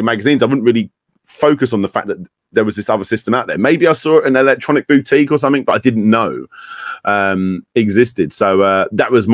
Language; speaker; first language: English; native; English